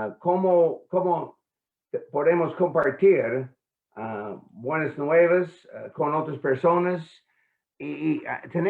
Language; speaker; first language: Spanish; non-native, fluent; English